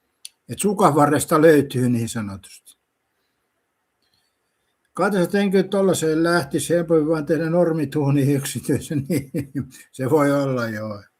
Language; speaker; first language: Finnish; native; Finnish